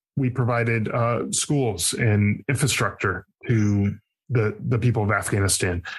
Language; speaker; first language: English; native; English